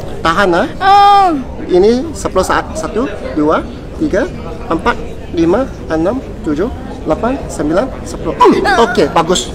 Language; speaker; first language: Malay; non-native, local second language; Cantonese